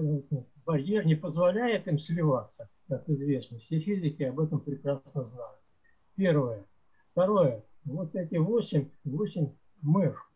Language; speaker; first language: Russian; native; Russian